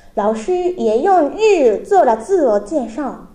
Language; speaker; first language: Chinese; non-native, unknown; Japanese